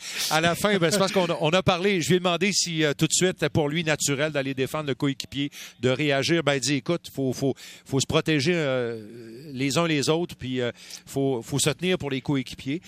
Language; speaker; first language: French; native; French